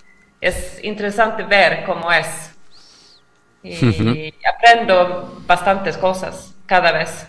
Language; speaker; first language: Spanish; non-native, fluent; Swedish